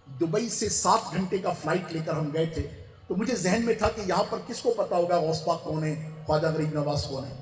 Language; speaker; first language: Urdu; non-native, local second language; Sindhi